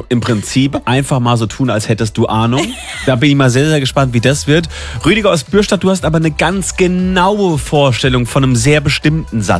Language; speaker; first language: German; native; German